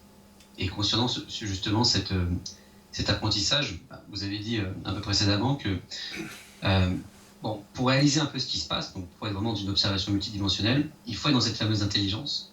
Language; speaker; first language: French; native; French